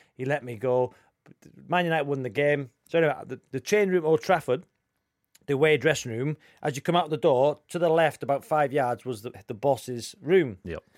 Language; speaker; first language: English; native; English